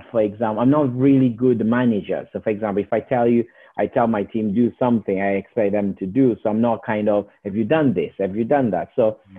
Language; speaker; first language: English; non-native, learner; Portuguese